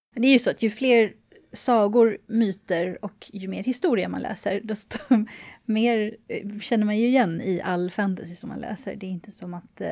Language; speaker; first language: Swedish; native; Swedish